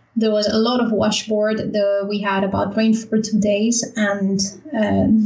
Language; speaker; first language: English; non-native, fluent; Spanish